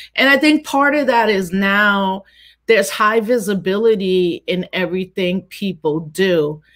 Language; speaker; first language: English; native; English